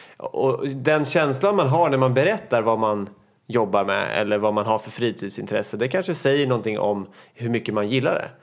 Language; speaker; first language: Swedish; native; Swedish